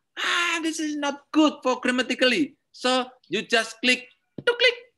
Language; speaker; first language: English; non-native, learner; Indonesian